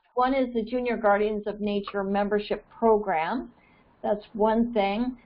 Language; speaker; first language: English; native; English